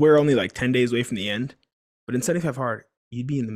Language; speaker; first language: English; native; English